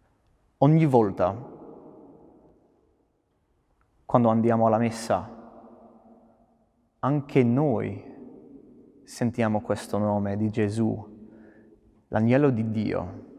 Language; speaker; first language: Italian; non-native, fluent; English